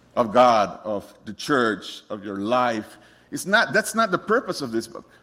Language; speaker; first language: English; non-native, fluent; Spanish